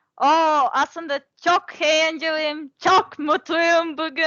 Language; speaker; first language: Turkish; non-native, learner; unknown